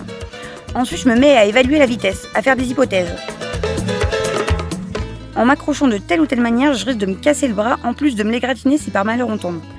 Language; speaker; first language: French; native; French